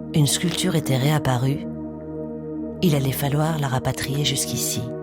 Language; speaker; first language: French; native; French